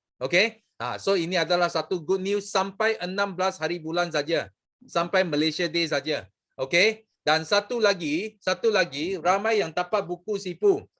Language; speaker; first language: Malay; non-native, local second language; Chinese